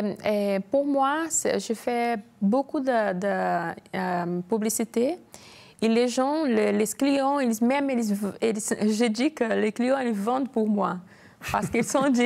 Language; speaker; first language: French; non-native, learner; Portuguese